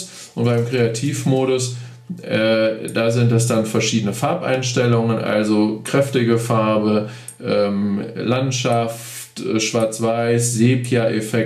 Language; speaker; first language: German; native; German